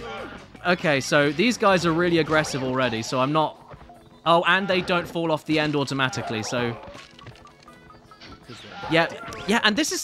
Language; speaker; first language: English; native; English